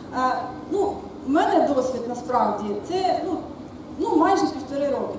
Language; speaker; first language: Ukrainian; non-native, local second language; Russian